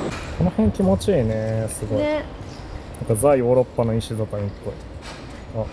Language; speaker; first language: Japanese; native; Japanese